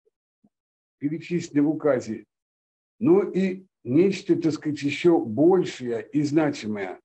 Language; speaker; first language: Russian; native; Russian